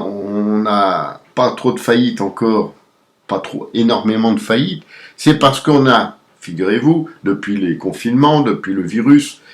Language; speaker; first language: French; native; French